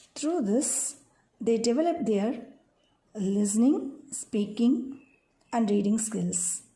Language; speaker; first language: English; non-native, local second language; Tamil